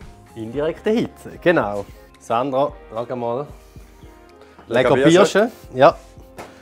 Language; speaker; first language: German; native; German